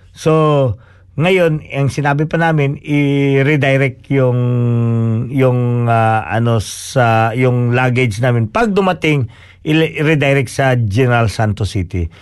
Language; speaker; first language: Filipino; native; Filipino